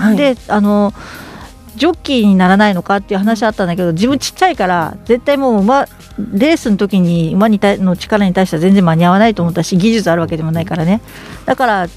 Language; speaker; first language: Japanese; native; Japanese